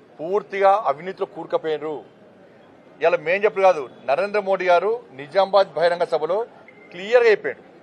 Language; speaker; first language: Telugu; native; Telugu